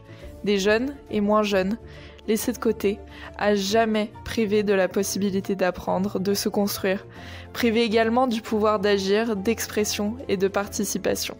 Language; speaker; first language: French; native; French